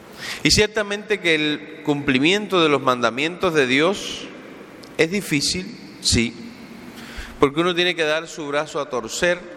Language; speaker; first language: Spanish; native; Spanish